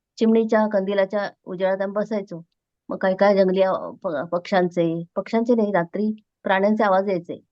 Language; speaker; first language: Marathi; non-native, local second language; Konkani